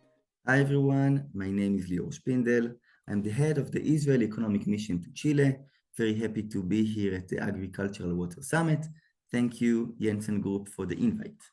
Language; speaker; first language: English; non-native, fluent; Hebrew